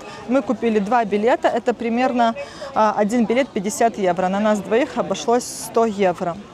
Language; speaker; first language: Russian; native; Russian